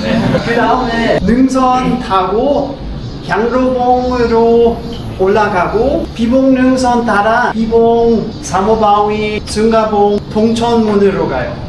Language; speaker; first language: Korean; non-native, fluent; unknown